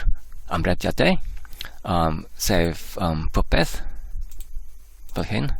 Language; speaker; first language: Welsh; non-native, fluent; English